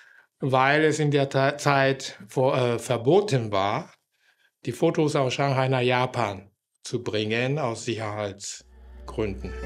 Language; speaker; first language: German; non-native, fluent; Japanese